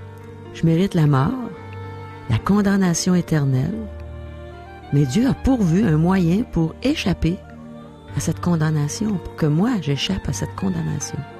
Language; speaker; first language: French; native; French